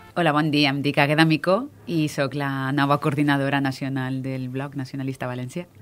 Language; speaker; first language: Catalan; native; Catalan